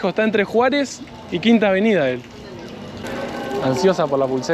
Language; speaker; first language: Spanish; native; Spanish